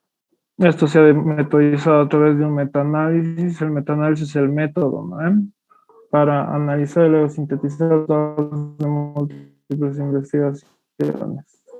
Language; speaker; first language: Spanish; native; Spanish